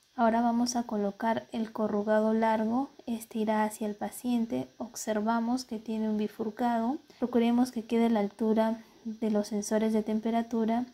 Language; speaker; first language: Spanish; native; Spanish